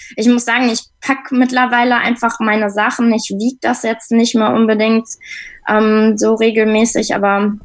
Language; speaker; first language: German; native; German